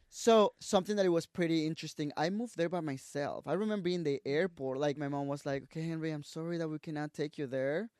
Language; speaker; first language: English; non-native, fluent; Spanish